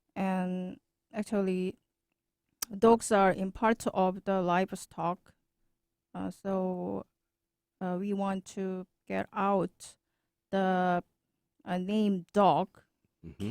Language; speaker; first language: English; non-native, learner; Korean